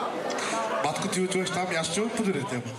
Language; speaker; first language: Bulgarian; non-native, local second language; Turkish